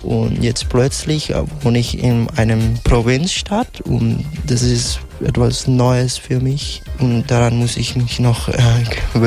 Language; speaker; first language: German; non-native, fluent; Vietnamese